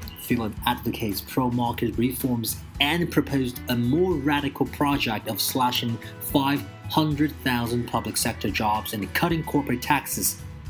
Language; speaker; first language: English; non-native, fluent; Chinese